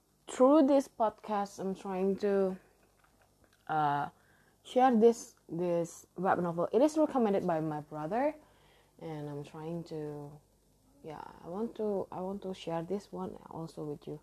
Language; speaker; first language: English; non-native, learner; Indonesian